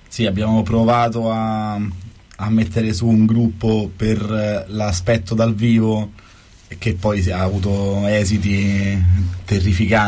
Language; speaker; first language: Italian; native; Italian